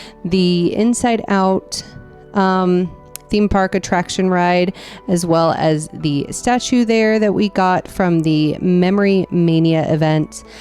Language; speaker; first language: English; native; English